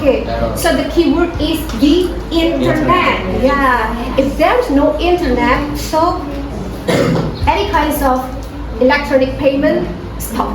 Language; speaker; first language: English; non-native, fluent; Indonesian